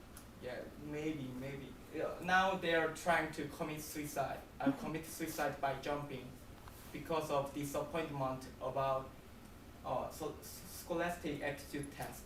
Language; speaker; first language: English; non-native, learner; Korean